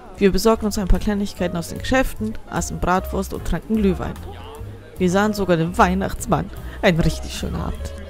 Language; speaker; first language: German; native; German